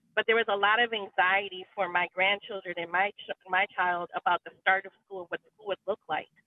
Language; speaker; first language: English; native; English